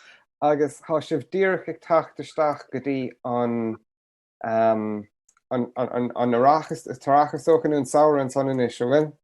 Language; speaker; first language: Irish; native; Irish